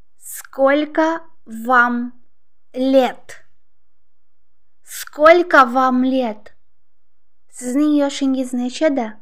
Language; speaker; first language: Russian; non-native, local second language; Uzbek